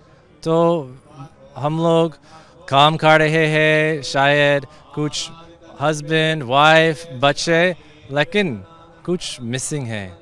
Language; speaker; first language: Hindi; non-native, learner; English